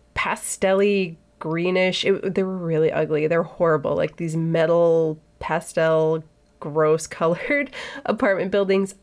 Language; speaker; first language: English; native; English